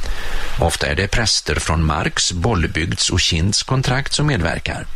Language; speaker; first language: Swedish; native; Swedish